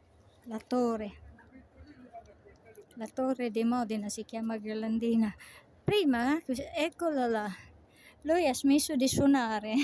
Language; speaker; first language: Italian; non-native, fluent; Cebuano